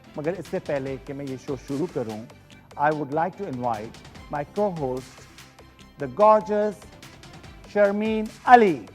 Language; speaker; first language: Urdu; native; Urdu